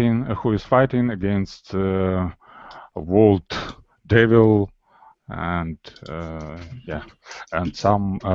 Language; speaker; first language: English; non-native, learner; Russian